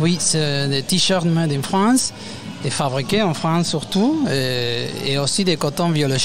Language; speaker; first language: French; non-native, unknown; Spanish